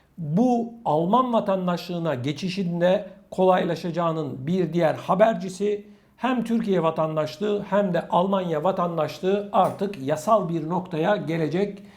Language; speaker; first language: Turkish; native; Turkish